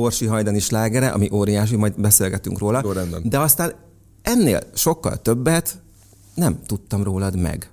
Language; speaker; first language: Hungarian; native; Hungarian